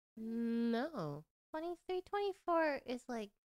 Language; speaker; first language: English; early bilingual, other home language; Korean